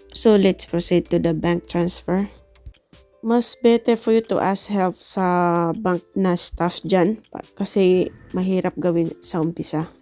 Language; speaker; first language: Filipino; native; Filipino